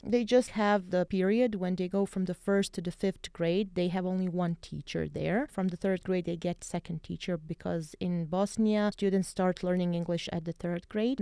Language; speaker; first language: English; non-native, fluent; Bosnian